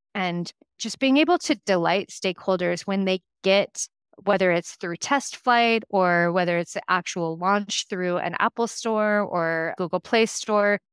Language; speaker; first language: English; native; English